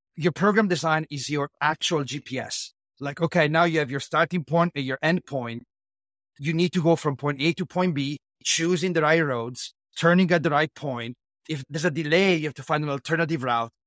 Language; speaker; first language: English; non-native, fluent; Italian